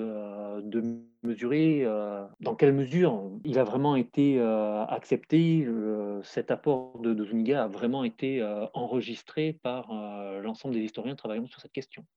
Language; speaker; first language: French; native; French